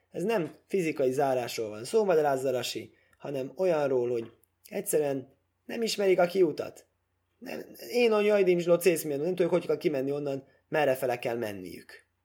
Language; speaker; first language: Hungarian; early bilingual, heritage; Hungarian